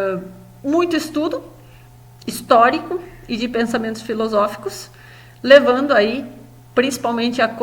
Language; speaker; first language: Portuguese; native; Portuguese